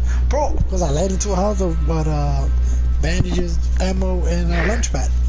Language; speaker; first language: English; early bilingual, other home language; Spanish